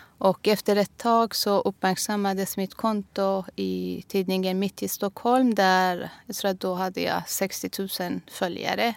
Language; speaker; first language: Swedish; non-native, fluent; Persian